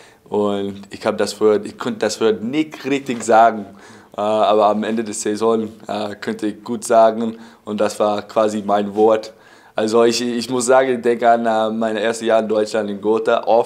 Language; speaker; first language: German; non-native, fluent; English